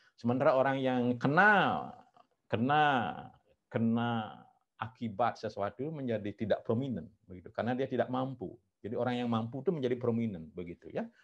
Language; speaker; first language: Indonesian; non-native, local second language; Balinese